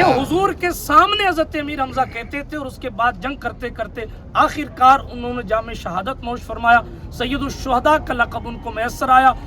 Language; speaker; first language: Urdu; native; Urdu